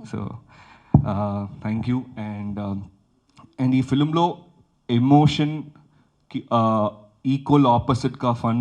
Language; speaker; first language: Telugu; early bilingual, heritage; Telugu